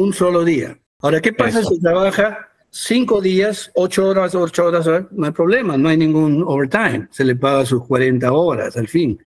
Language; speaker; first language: Spanish; early bilingual, heritage; Spanish